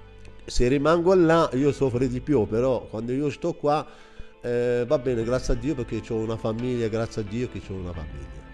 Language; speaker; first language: Italian; non-native, learner; Arabic